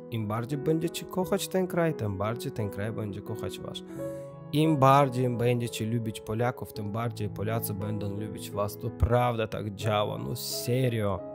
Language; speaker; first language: Polish; non-native, learner; Russian